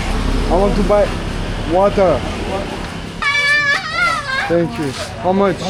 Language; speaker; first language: English; non-native, learner; French